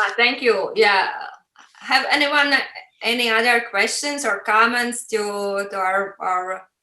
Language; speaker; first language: English; non-native, fluent; Latvian